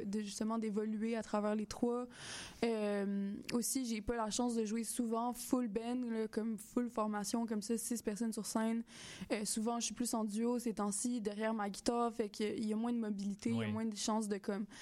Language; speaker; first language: French; native; French